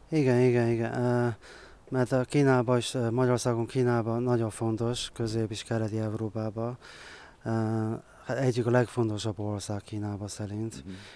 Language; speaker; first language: Hungarian; non-native, learner; Chinese